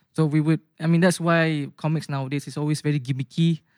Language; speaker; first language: English; non-native, local second language; Malay